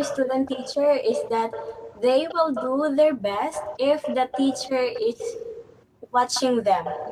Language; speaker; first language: English; non-native, fluent; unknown